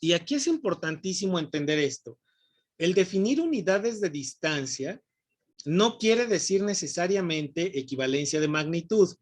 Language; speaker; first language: Spanish; native; Spanish